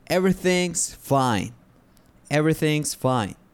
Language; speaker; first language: English; non-native, fluent; Spanish